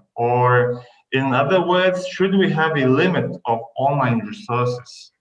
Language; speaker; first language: English; non-native, fluent; Lithuanian